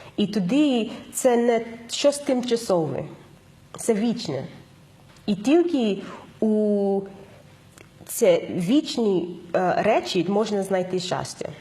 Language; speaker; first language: Ukrainian; non-native, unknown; English